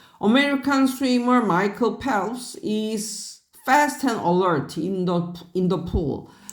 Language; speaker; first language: English; non-native, fluent; Korean